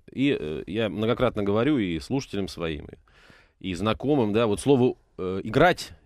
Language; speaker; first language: Russian; native; Russian